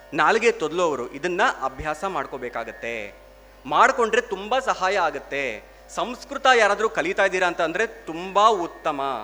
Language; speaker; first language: Kannada; non-native, local second language; Telugu